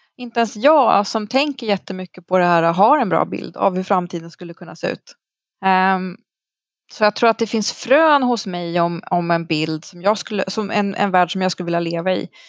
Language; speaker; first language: Swedish; native; Swedish